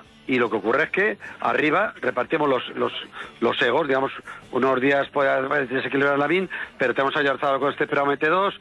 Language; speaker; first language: Spanish; native; Spanish